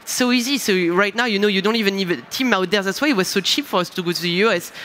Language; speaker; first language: English; non-native, fluent; French